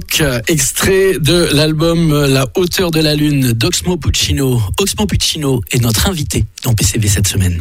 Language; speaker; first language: French; native; French